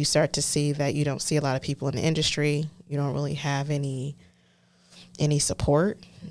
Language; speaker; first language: English; native; English